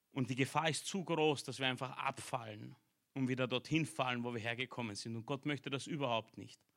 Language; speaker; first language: German; early bilingual, other home language; Romanian